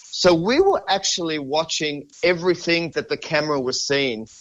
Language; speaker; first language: English; native; English